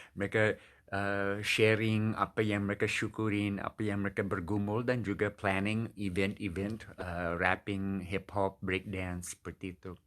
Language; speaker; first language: Indonesian; non-native, fluent; English